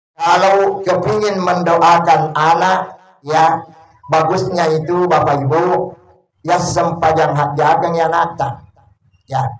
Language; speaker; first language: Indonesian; non-native, local second language; Buginese